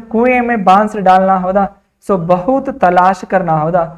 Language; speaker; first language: Hindi; non-native, local second language; Kannada